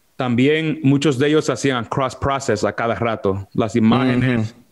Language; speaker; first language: Spanish; early bilingual, heritage; Spanish